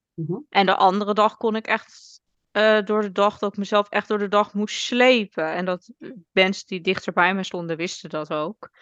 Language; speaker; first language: Dutch; native; Dutch